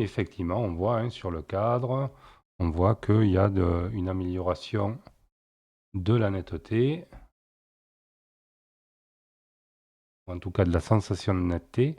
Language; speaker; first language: French; native; French